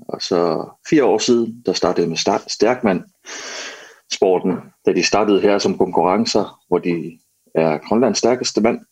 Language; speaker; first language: Danish; non-native, local second language; Kalaallisut